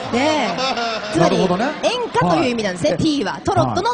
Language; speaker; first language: Japanese; native; Japanese